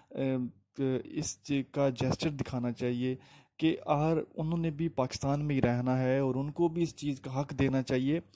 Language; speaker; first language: Urdu; native; Urdu